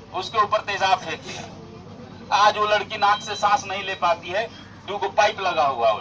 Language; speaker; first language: Hindi; non-native, local second language; Bhojpuri